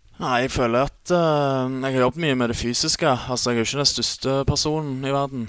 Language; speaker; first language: Norwegian; native; Norwegian